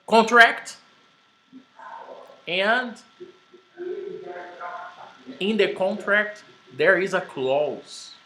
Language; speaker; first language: English; non-native, fluent; Portuguese